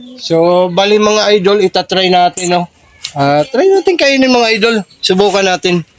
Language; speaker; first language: Filipino; native; Filipino